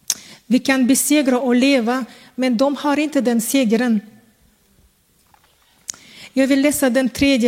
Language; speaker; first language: Swedish; non-native, fluent; Kazakh